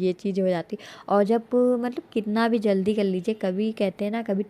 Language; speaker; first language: Hindi; native; Hindi